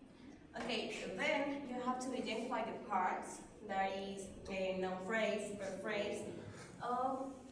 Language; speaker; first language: English; non-native, learner; Spanish